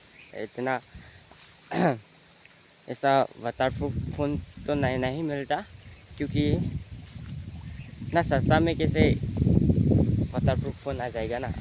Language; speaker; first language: Hindi; non-native, local second language; Karbi